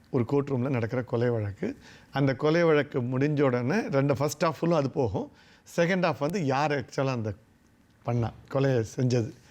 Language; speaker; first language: Tamil; native; Tamil